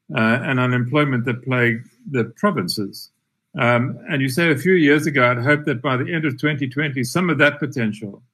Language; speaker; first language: English; native; English